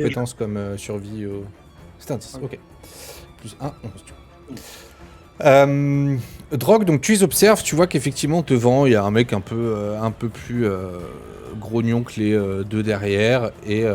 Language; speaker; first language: French; native; French